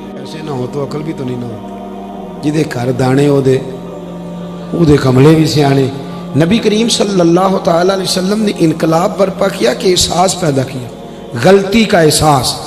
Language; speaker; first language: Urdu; non-native, local second language; Punjabi